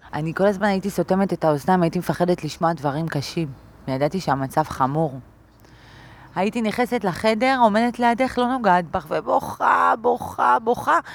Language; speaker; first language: Hebrew; native; Hebrew